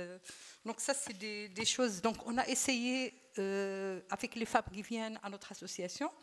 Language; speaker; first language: French; non-native, local second language; Arabic